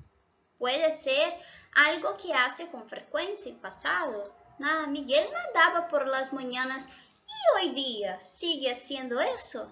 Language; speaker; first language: Spanish; non-native, fluent; Portuguese